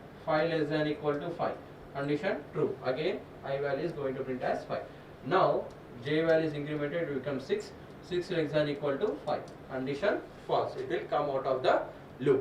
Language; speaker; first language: English; non-native, local second language; Telugu